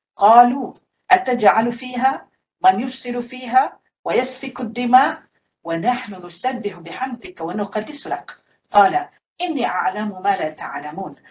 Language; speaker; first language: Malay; native; Malay